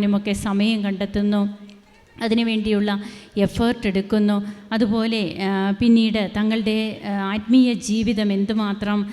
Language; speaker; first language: Malayalam; native; Malayalam